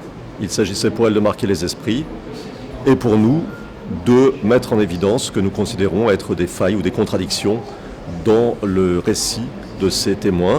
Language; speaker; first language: French; native; French